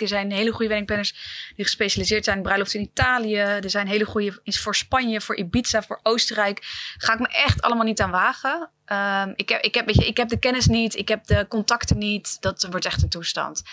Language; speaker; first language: Dutch; native; Dutch